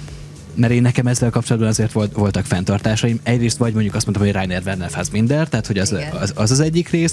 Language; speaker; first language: Hungarian; native; Hungarian